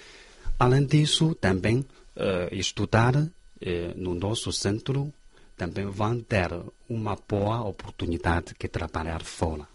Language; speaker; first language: Portuguese; non-native, fluent; Chinese